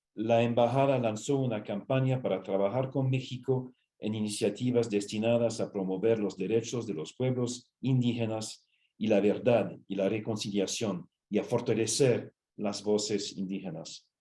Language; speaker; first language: Spanish; non-native, fluent; English